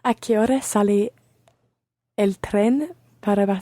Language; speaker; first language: Spanish; non-native, learner; English